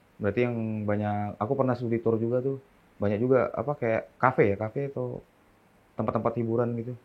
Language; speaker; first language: Indonesian; native; Indonesian